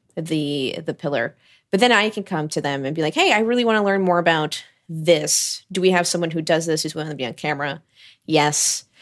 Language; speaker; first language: English; native; English